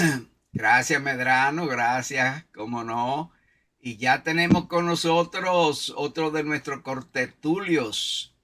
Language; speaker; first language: Spanish; native; Spanish